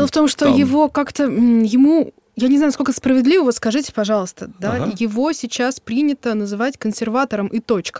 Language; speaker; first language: Russian; native; Russian